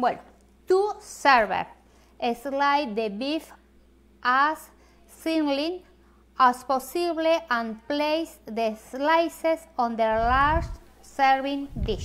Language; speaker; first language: English; non-native, learner; Spanish